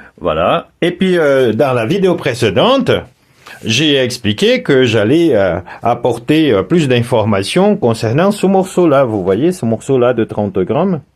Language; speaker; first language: French; non-native, fluent; Portuguese